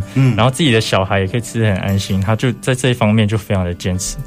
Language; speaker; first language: Chinese; native; Chinese